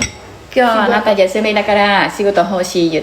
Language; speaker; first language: Japanese; non-native, learner; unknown